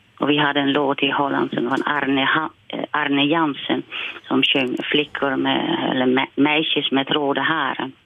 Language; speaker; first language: Swedish; non-native, fluent; Dutch